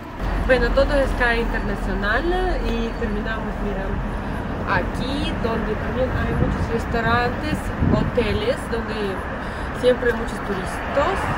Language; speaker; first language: Spanish; non-native, learner; Russian